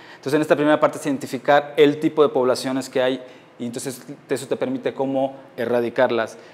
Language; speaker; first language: Spanish; native; Spanish